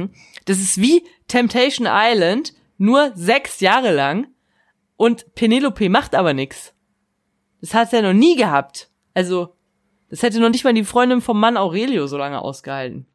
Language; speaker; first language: German; native; German